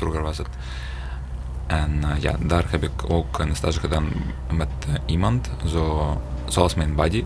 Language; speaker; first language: Dutch; non-native, learner; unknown